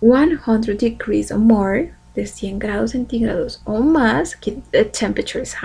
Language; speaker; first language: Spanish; native; Spanish